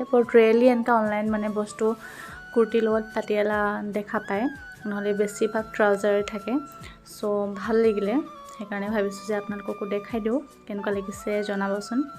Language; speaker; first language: Assamese; native; Assamese